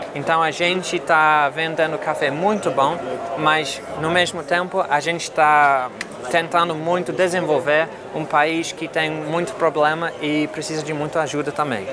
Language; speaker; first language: Portuguese; non-native, fluent; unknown